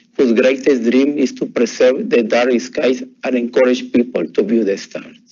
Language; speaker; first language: English; non-native, fluent; Spanish